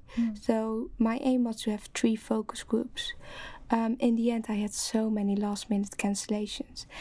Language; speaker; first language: English; non-native, fluent; Dutch